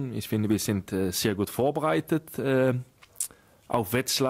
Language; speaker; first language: German; non-native, fluent; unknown